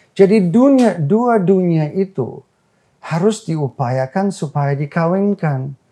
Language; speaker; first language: Indonesian; non-native, fluent; English